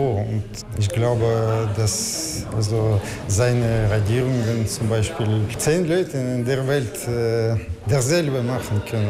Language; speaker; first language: German; non-native, learner; Russian